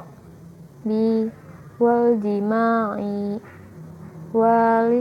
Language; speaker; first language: Arabic; non-native, learner; Indonesian